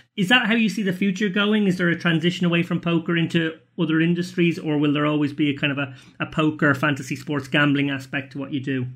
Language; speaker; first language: English; native; English